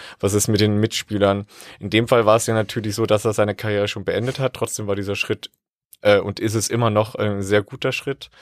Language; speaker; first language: German; native; German